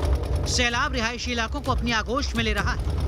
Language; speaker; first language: Hindi; native; Hindi